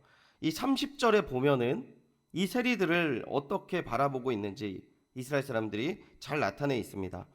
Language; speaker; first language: Korean; native; Korean